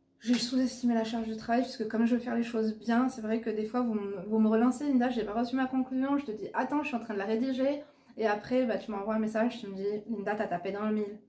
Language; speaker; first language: French; native; French